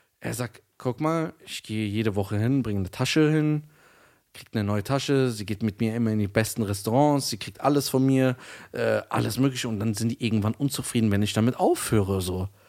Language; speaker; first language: German; early bilingual, other home language; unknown